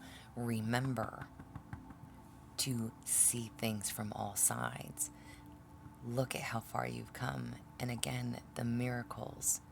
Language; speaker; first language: English; native; English